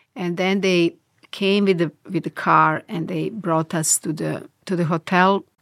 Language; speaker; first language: English; non-native, fluent; Bosnian